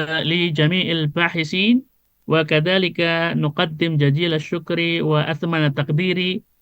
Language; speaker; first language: Arabic; non-native, fluent; Indonesian